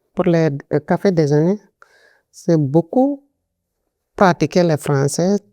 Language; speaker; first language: French; non-native, local second language; Wolof